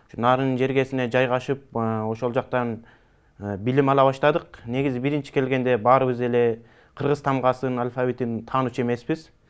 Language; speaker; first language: Kyrgyz; early bilingual, heritage; Kyrgyz